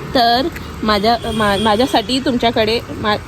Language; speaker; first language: Marathi; non-native, local second language; Garhwali